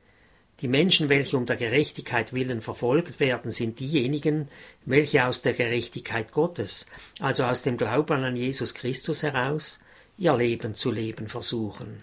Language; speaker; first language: German; native; German